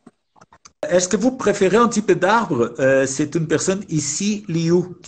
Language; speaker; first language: French; non-native, fluent; Portuguese